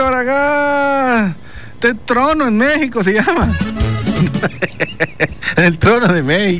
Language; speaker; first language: Spanish; native; Spanish